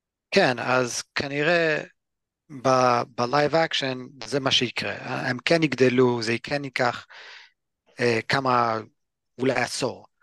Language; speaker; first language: Hebrew; early bilingual, other home language; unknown